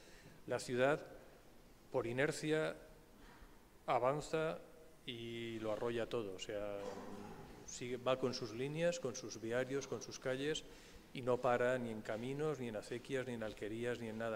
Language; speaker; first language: Spanish; native; Spanish